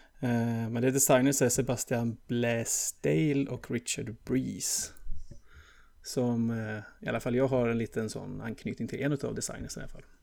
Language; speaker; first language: Swedish; native; Swedish